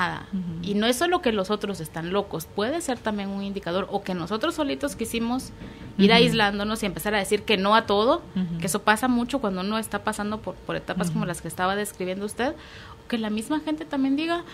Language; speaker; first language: Spanish; native; Spanish